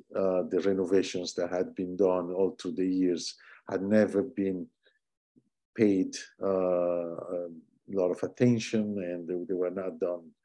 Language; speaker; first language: English; non-native, fluent; Italian